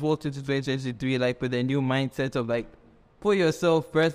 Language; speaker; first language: English; non-native, local second language; Akan